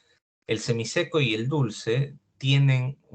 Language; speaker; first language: Spanish; native; Spanish